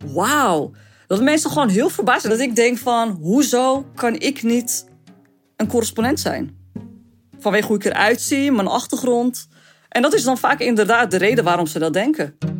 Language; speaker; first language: Dutch; early bilingual, other home language; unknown